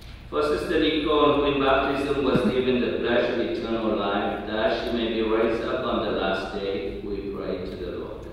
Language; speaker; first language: English; non-native, fluent; Vietnamese